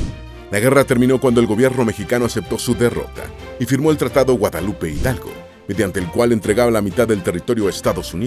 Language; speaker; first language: Spanish; native; Spanish